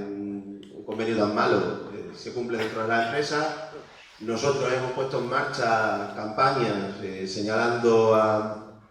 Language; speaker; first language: Spanish; native; Spanish